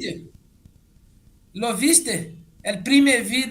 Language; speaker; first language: Spanish; non-native, learner; Portuguese